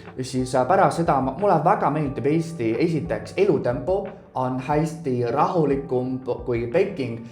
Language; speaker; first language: Estonian; non-native, fluent; Chinese